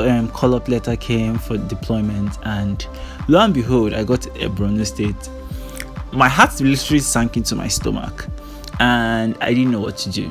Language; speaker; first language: English; non-native, local second language; Igbo